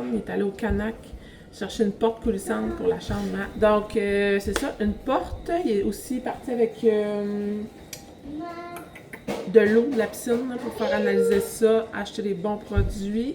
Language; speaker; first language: French; native; French